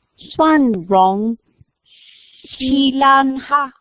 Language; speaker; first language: Chinese; non-native, learner; English